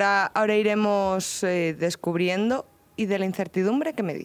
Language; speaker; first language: Spanish; native; Spanish